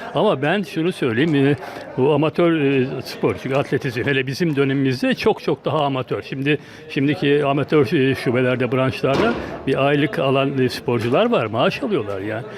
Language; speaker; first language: Turkish; native; Turkish